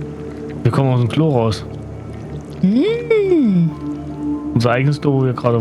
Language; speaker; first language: German; native; German